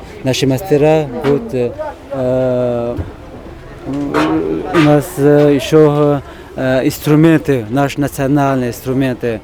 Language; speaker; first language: Russian; non-native, fluent; Tajik